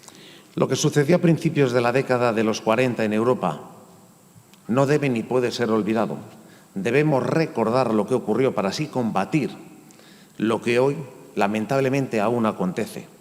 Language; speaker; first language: Spanish; native; Spanish